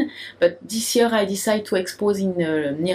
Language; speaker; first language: English; non-native, learner; French